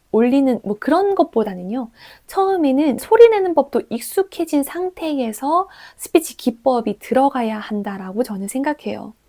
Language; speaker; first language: Korean; native; Korean